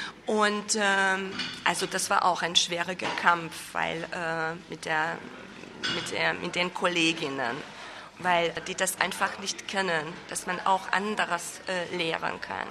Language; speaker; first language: German; non-native, fluent; Hungarian